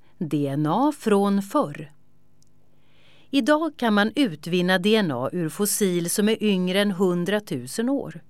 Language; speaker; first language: Swedish; native; Swedish